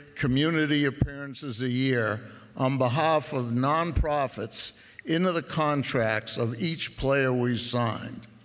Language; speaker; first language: English; native; English